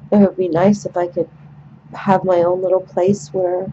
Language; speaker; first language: English; native; English